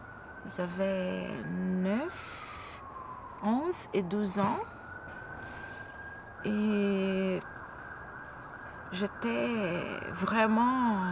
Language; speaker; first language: French; non-native, fluent; Portuguese